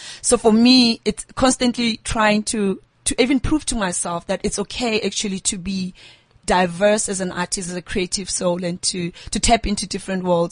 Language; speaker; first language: English; non-native, local second language; Southern Sotho